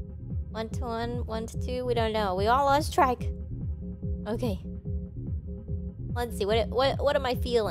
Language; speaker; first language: English; native; English